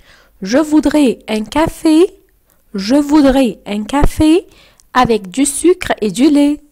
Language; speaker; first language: French; non-native, fluent; Arabic